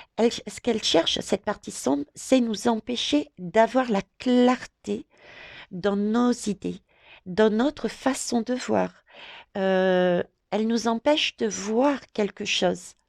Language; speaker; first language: French; native; French